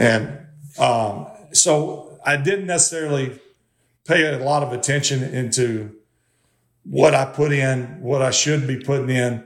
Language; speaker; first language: English; native; English